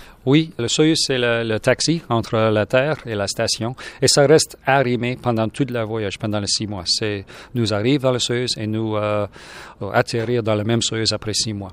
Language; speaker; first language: French; non-native, local second language; English